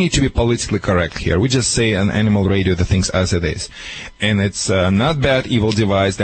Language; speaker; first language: English; non-native, fluent; Romanian